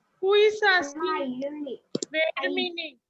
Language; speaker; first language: English; non-native, local second language; Malayalam